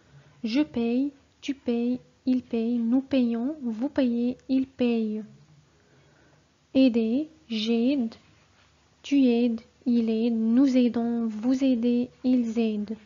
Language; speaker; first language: French; non-native, fluent; Arabic